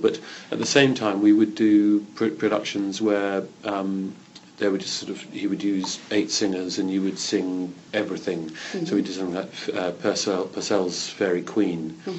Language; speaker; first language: English; native; English